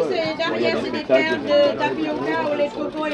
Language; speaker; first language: French; non-native, fluent; Thai